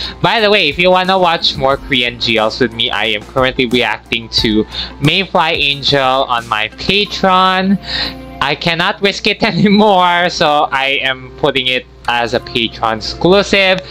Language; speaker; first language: English; non-native, local second language; Filipino